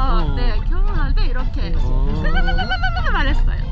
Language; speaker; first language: Korean; non-native, learner; Persian